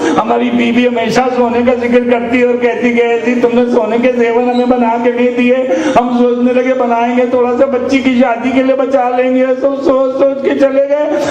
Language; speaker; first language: Urdu; native; Urdu